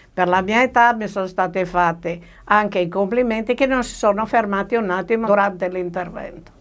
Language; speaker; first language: Italian; native; Italian